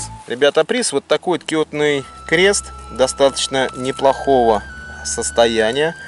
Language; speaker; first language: Russian; native; Russian